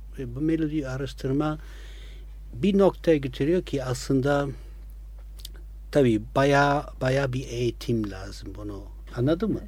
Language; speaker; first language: Turkish; non-native, fluent; Italian